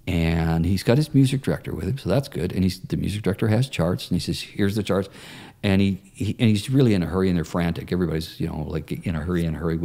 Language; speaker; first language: English; native; English